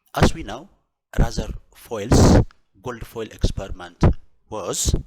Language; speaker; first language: English; non-native, local second language; Amharic